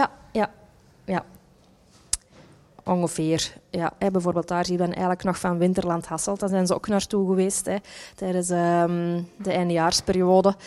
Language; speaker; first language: Dutch; native; Dutch